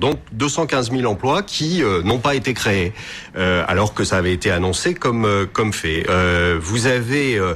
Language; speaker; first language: French; native; French